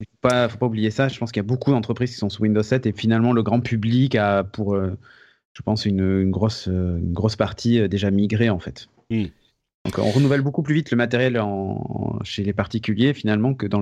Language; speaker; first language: French; native; French